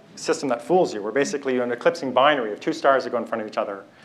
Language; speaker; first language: English; native; English